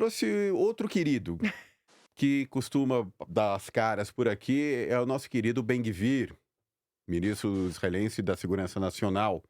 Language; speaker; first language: Portuguese; native; Portuguese